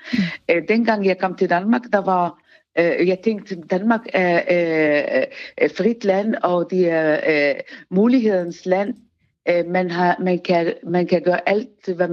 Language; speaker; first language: Danish; non-native, fluent; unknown